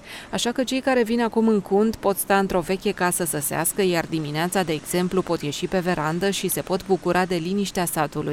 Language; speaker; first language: Romanian; native; Romanian